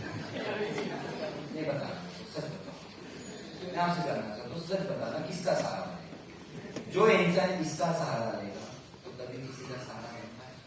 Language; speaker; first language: Hindi; non-native, local second language; Marathi